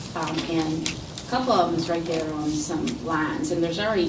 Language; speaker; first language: English; native; English